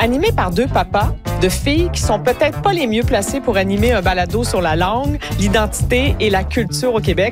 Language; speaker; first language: French; native; French